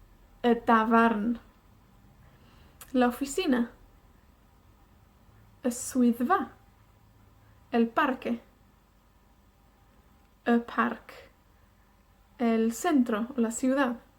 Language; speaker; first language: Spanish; non-native, fluent; Welsh